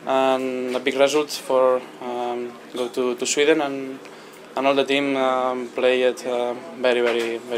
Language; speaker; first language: English; non-native, learner; Spanish